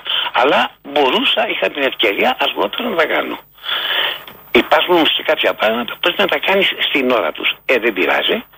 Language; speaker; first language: Greek; native; Greek